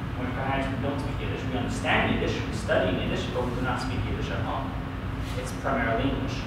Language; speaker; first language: English; native; English